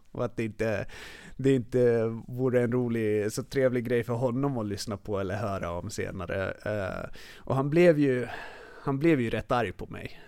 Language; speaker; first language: Swedish; early bilingual, other home language; Finnish